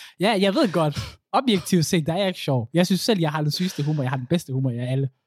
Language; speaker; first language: Danish; early bilingual, other home language; Somali